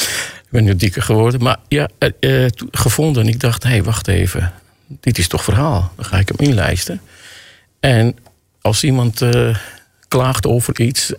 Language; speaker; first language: Dutch; non-native, fluent; Armenian